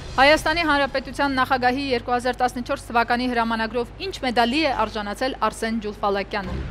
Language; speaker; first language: Armenian; native; Armenian